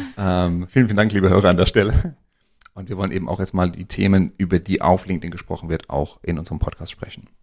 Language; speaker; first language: German; native; German